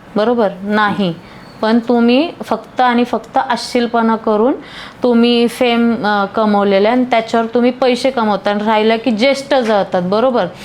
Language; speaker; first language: Marathi; early bilingual, other home language; Hindi